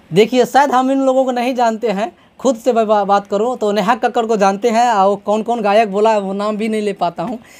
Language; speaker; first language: Hindi; native; Hindi